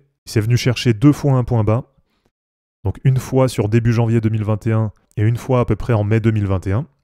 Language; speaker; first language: French; native; French